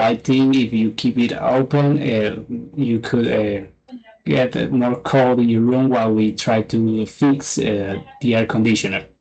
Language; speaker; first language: English; non-native, fluent; Spanish